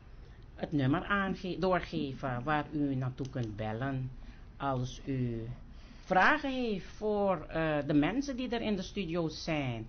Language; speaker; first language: Dutch; native; Dutch